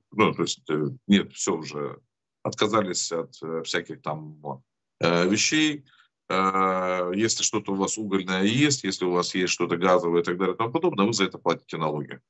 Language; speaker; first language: Russian; native; Russian